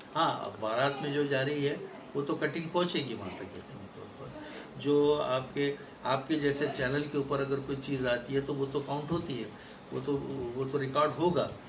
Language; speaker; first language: Urdu; native; Urdu